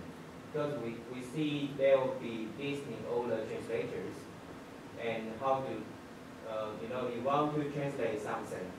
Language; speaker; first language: English; non-native, fluent; Chinese